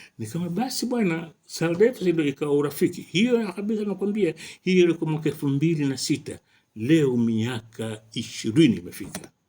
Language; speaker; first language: Swahili; native; Swahili